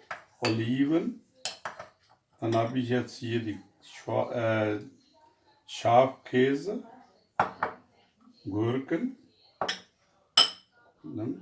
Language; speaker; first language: German; non-native, fluent; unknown